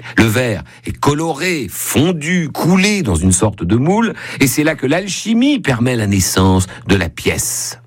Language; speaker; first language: French; native; French